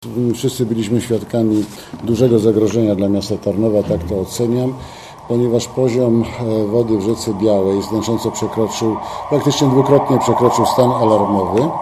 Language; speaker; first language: Polish; native; Polish